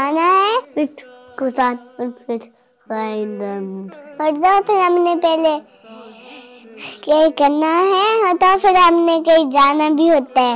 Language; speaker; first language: German; early bilingual, other home language; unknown